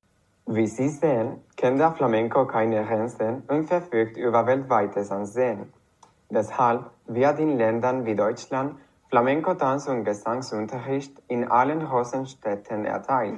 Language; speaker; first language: German; non-native, learner; Spanish